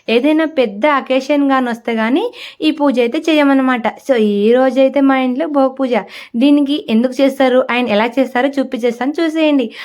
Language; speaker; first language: Telugu; non-native, local second language; Lambadi